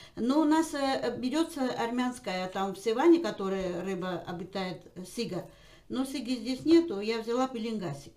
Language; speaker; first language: Russian; non-native, local second language; Armenian